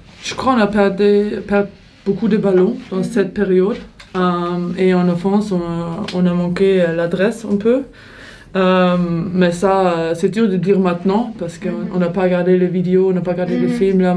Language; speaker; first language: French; non-native, learner; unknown